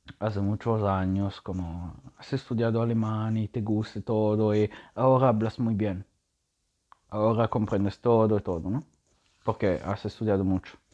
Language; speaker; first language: Spanish; non-native, learner; Italian